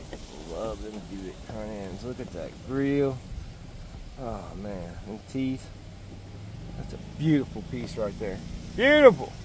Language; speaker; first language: English; native; English